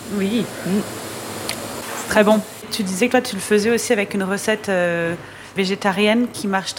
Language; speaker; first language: French; native; French